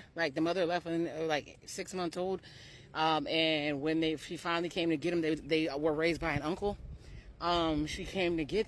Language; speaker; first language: English; native; English